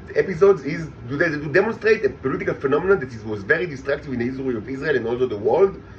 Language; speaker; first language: English; non-native, fluent; Hebrew